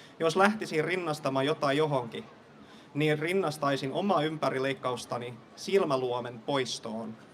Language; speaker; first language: Finnish; non-native, fluent; English